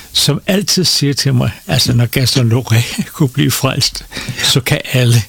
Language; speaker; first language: Danish; native; Danish